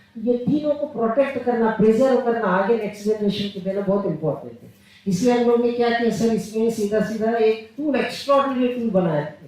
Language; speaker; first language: Hindi; non-native, local second language; Telugu